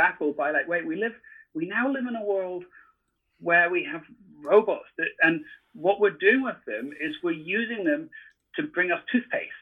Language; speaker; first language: English; native; English